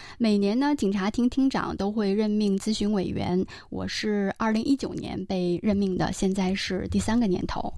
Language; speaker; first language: Chinese; native; Chinese